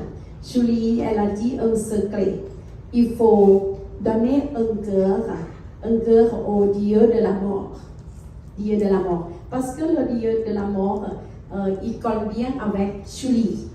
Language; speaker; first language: French; non-native, fluent; Thai